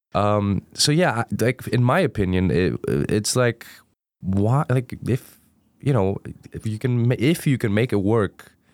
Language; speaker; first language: English; non-native, fluent; Greek